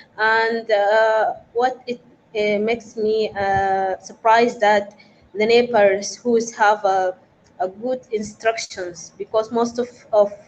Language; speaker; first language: English; non-native, fluent; Arabic